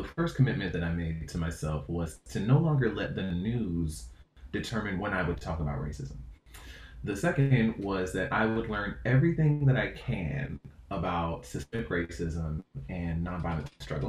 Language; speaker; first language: English; native; English